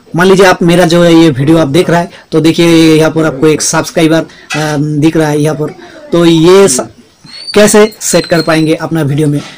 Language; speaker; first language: Hindi; native; Hindi